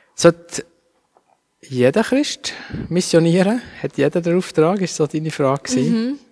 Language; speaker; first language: German; native; German